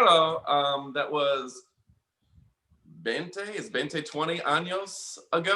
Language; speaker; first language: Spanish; non-native, learner; English